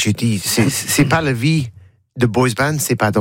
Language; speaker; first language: French; non-native, learner; English